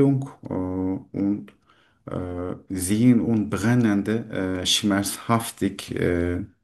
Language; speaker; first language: German; non-native, learner; Turkish